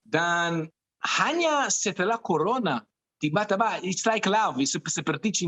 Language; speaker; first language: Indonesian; non-native, fluent; Hebrew